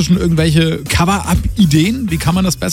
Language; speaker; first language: German; native; German